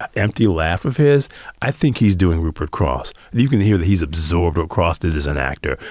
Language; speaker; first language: English; native; English